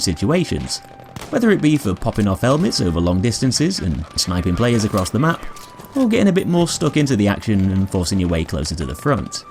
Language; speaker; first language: English; native; English